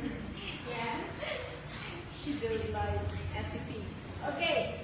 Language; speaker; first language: English; non-native, fluent; Vietnamese